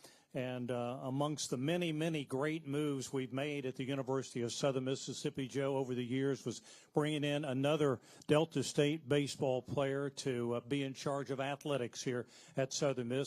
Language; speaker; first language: English; native; English